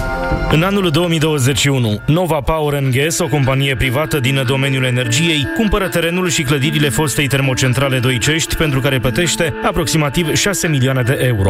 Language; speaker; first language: Romanian; native; Romanian